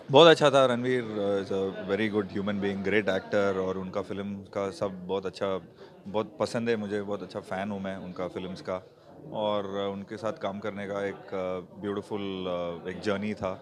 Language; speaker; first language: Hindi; non-native, local second language; Tamil